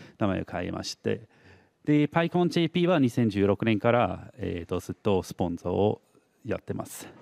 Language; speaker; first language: Japanese; non-native, fluent; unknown